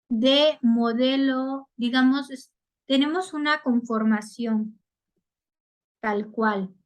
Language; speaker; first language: Spanish; native; Spanish